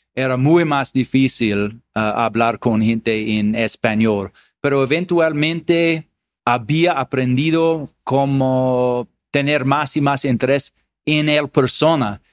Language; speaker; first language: Spanish; non-native, fluent; English